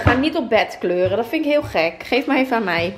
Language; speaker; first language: Dutch; native; Dutch